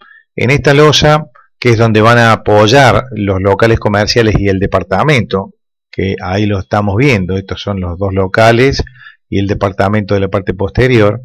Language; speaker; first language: Spanish; native; Spanish